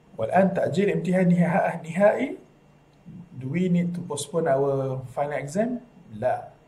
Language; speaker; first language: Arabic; non-native, fluent; Malay